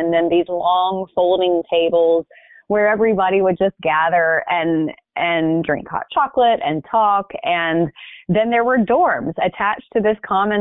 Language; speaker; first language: English; native; English